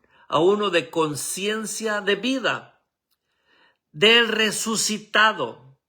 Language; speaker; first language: Spanish; native; Spanish